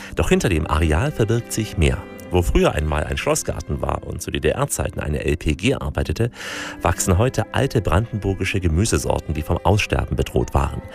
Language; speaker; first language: German; native; German